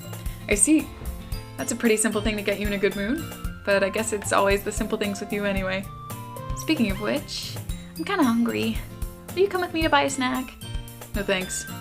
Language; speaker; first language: English; native; English